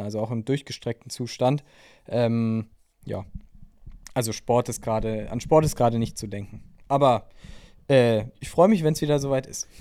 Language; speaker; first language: German; native; German